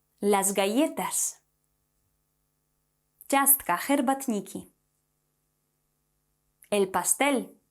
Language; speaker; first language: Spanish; non-native, fluent; Polish